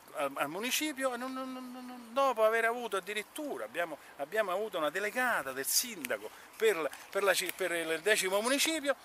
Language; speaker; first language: Italian; native; Italian